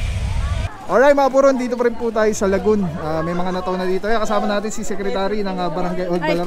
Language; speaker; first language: Filipino; native; Filipino